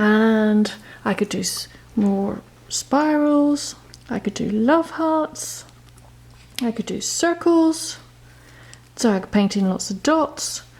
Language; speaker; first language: English; native; English